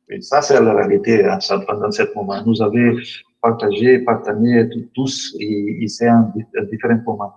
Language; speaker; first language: French; non-native, learner; Portuguese